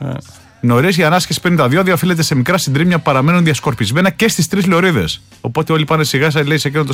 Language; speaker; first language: Greek; native; Greek